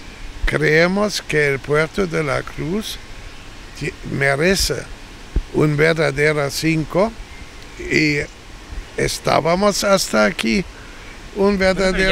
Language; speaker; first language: Spanish; non-native, fluent; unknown